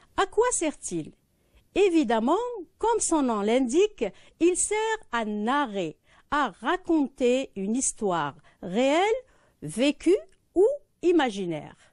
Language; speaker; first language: French; non-native, local second language; Arabic